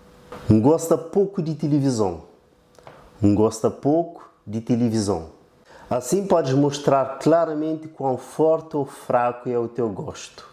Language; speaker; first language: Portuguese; non-native, local second language; Kabuverdianu